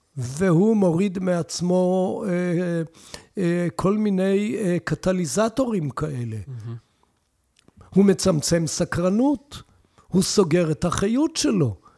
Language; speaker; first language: Hebrew; native; Hebrew